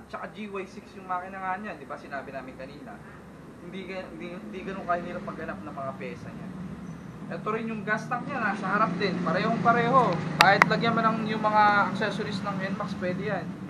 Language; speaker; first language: Filipino; native; Filipino